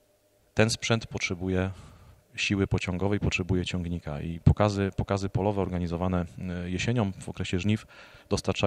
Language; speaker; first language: Polish; native; Polish